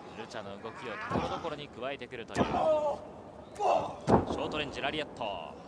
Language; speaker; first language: Japanese; native; Japanese